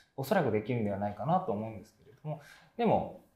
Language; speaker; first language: Japanese; native; Japanese